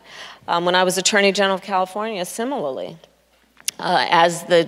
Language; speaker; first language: English; native; English